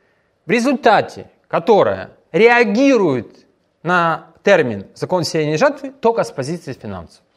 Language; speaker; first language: Russian; native; Russian